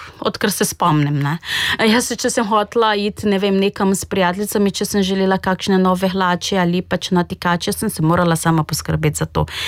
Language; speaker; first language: Slovenian; non-native, fluent; Portuguese